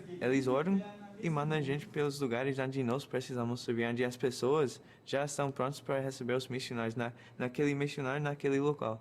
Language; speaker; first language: Portuguese; non-native, fluent; English